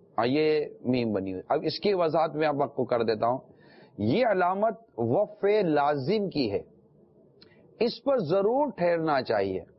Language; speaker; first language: Urdu; non-native, local second language; Memoni